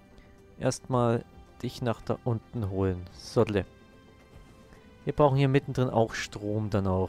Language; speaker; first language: German; native; German